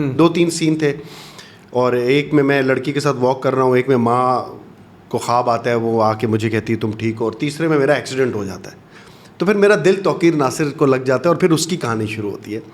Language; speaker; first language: Urdu; non-native, local second language; Pashto